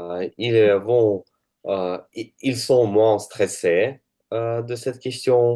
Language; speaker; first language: French; non-native, learner; Russian